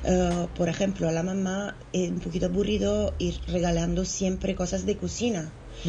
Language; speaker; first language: Spanish; non-native, fluent; Italian